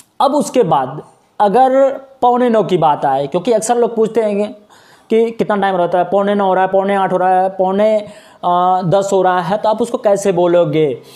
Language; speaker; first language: Hindi; native; Hindi